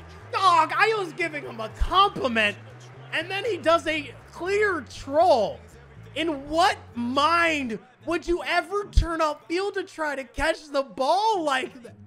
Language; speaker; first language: English; native; English